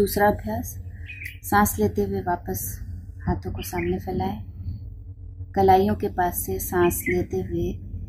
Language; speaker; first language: Hindi; native; Hindi